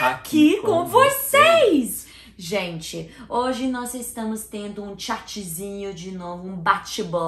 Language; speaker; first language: Portuguese; non-native, learner; English